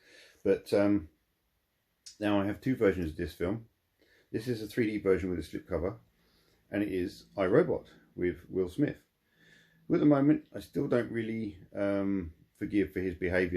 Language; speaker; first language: English; native; English